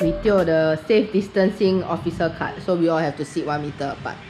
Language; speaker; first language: English; non-native, local second language; Chinese